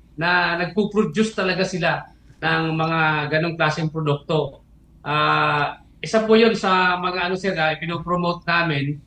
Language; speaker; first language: Filipino; non-native, local second language; Bikol